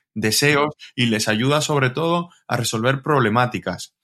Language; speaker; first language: Spanish; native; Spanish